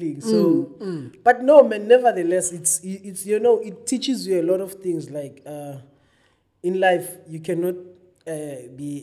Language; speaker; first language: English; non-native, local second language; Zulu